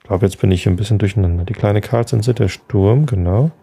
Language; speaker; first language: German; native; German